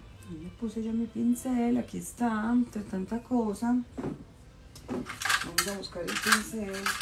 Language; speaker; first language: Spanish; native; Spanish